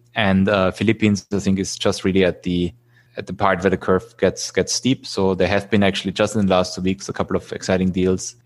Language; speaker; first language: English; non-native, fluent; German